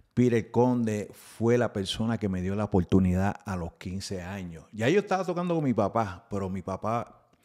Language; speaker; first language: Spanish; early bilingual, heritage; Spanish